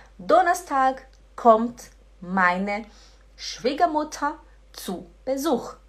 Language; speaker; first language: German; non-native, fluent; Portuguese